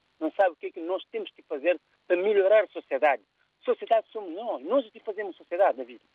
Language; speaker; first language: Portuguese; non-native, local second language; Kabuverdianu